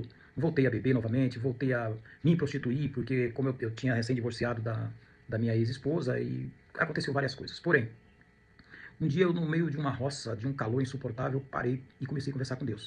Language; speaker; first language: Portuguese; native; Portuguese